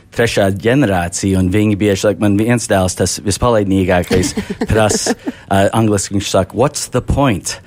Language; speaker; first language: Latvian; early bilingual, heritage; Latvian